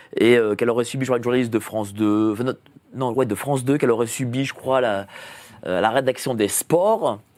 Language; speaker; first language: French; native; French